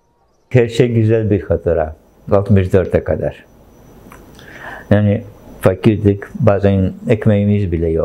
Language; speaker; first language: Turkish; non-native, local second language; Greek